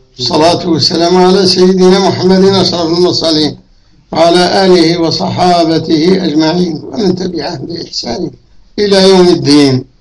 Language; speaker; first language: Arabic; native; Arabic